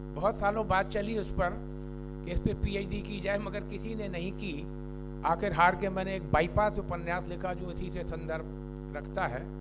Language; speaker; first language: Hindi; non-native, local second language; Punjabi